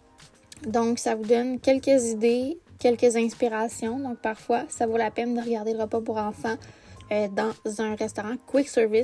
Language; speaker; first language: French; native; French